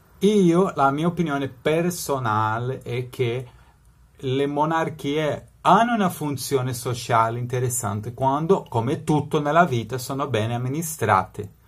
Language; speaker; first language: Italian; non-native, fluent; Spanish